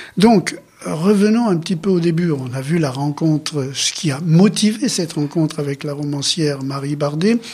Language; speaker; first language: French; native; French